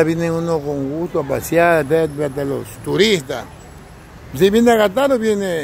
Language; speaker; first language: Spanish; native; Spanish